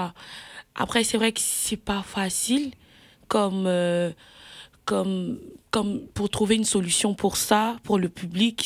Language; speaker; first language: French; native; French